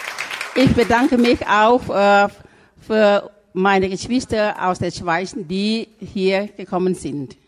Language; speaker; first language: German; non-native, fluent; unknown